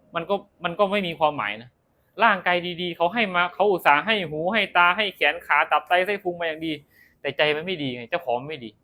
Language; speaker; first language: Thai; non-native, local second language; Northeastern Thai